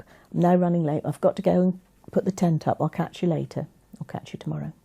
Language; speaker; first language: English; native; English